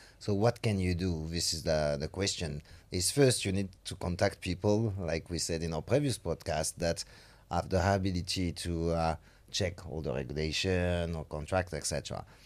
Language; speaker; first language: English; non-native, fluent; French